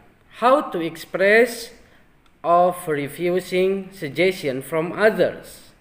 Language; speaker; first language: English; non-native, fluent; Indonesian